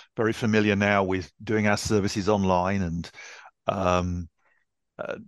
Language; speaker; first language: English; native; English